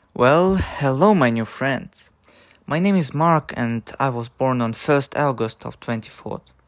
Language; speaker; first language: English; non-native, learner; Ukrainian